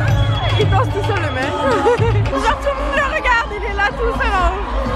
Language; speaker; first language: French; native; French